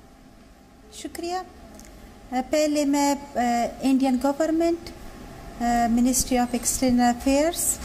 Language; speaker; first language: Hindi; non-native, learner; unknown